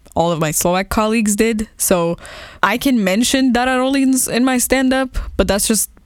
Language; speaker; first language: English; non-native, fluent; Persian